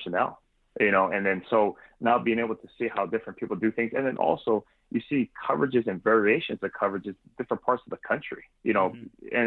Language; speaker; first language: English; native; English